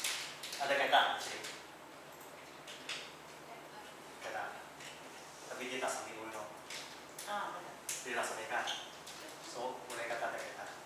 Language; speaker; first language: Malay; non-native, local second language; Chinese